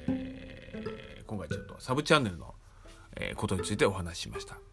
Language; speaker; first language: Japanese; native; Japanese